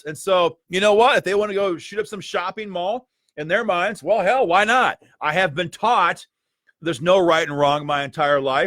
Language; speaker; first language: English; native; English